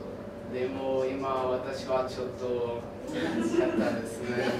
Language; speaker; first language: Japanese; non-native, learner; Portuguese